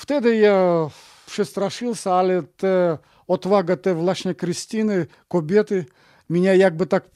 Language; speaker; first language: Polish; non-native, fluent; Russian